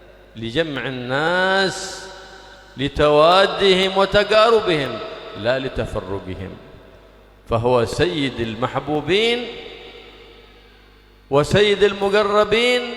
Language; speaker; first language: Arabic; native; Arabic